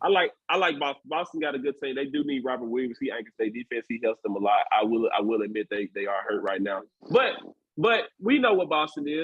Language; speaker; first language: English; native; English